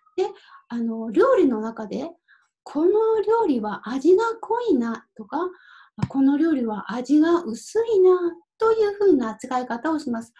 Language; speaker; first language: Japanese; native; Japanese